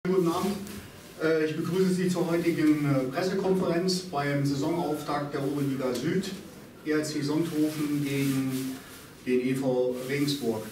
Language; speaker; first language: German; native; German